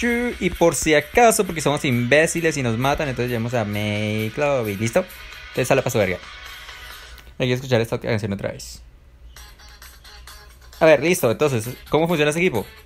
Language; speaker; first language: Spanish; native; Spanish